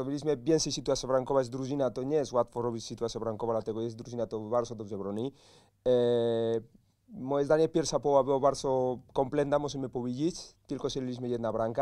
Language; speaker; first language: Polish; non-native, learner; Spanish